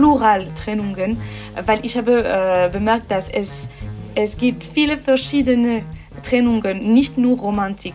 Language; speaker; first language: German; non-native, local second language; French